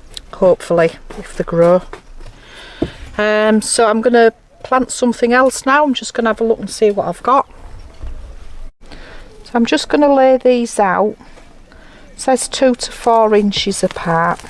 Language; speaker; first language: English; native; English